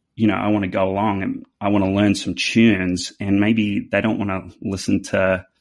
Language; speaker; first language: English; native; English